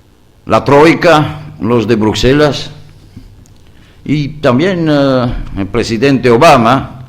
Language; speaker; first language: Spanish; non-native, learner; Greek